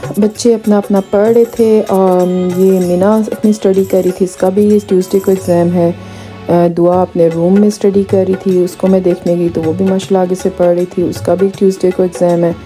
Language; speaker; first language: Urdu; non-native, local second language; Punjabi